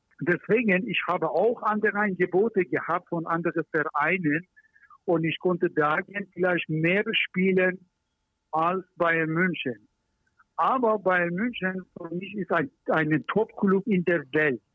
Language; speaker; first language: German; non-native, learner; Persian